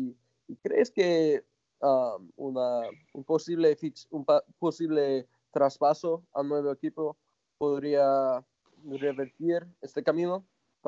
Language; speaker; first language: Spanish; non-native, fluent; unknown